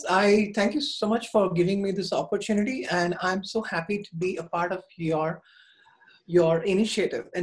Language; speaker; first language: English; non-native, local second language; Tamil